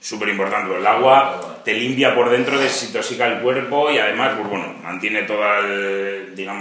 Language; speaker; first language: Spanish; native; Spanish